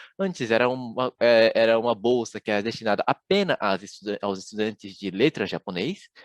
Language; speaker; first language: Portuguese; early bilingual, other home language; Japanese